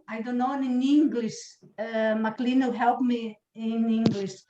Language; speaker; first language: English; non-native, learner; Portuguese